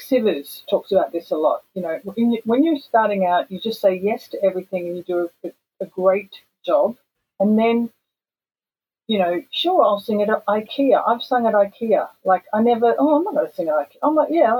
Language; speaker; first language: English; native; English